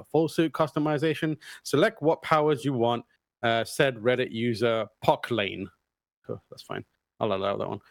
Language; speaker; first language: English; native; English